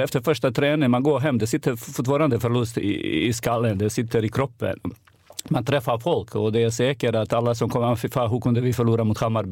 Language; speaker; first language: Swedish; non-native, fluent; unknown